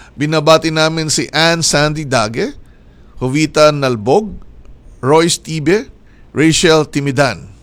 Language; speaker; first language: Filipino; native; Filipino